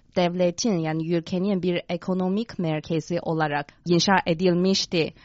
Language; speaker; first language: Turkish; non-native, fluent; Chinese